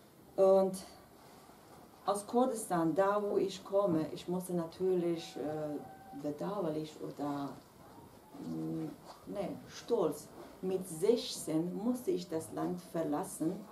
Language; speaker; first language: German; non-native, fluent; Kurdish